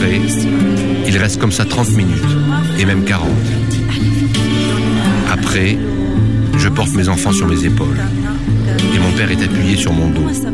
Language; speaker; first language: French; non-native, learner; Arabic